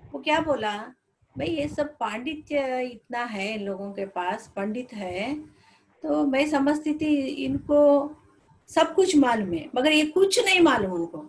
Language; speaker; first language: Hindi; non-native, local second language; Telugu